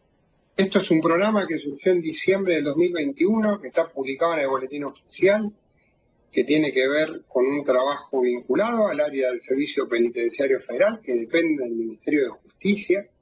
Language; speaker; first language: Spanish; native; Spanish